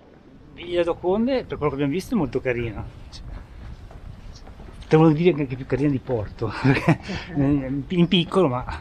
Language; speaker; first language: Italian; native; Italian